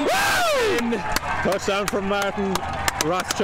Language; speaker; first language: English; native; English